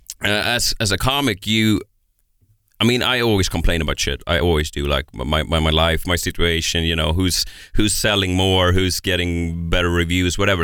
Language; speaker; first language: English; non-native, fluent; Swedish